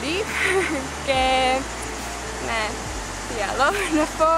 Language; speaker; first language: Greek; non-native, fluent; Czech